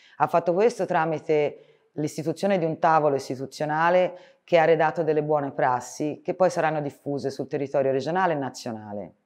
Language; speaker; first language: Italian; native; Italian